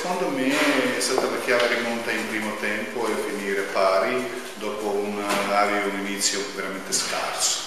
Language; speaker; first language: Italian; non-native, fluent; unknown